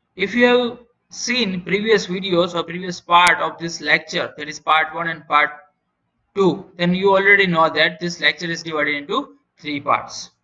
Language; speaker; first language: English; non-native, local second language; Gujarati